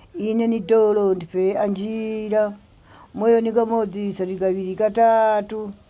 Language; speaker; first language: Nyanja; native; Nyanja